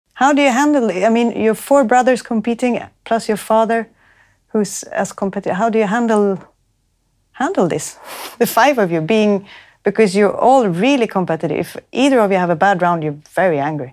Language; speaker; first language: English; non-native, fluent; Swedish